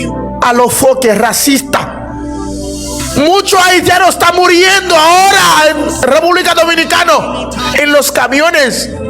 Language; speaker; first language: Spanish; non-native, learner; Haitian Creole